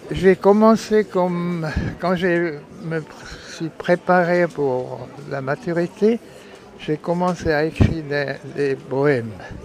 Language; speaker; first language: French; non-native, local second language; German